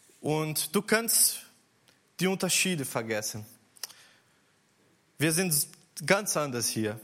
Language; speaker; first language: German; non-native, learner; Portuguese